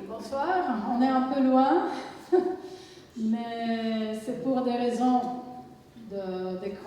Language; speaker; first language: French; non-native, fluent; Italian